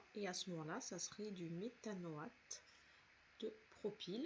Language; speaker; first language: French; native; French